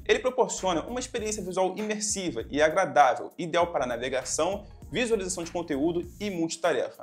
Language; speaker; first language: Portuguese; native; Portuguese